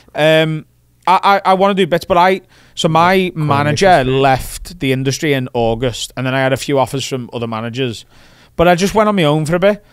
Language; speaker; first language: English; native; English